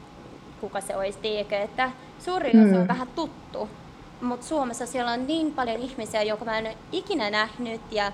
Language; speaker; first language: Finnish; early bilingual, heritage; English